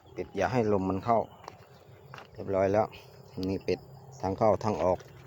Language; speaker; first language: Thai; native; Thai